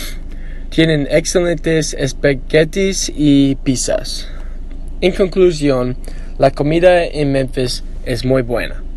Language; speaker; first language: Spanish; non-native, learner; English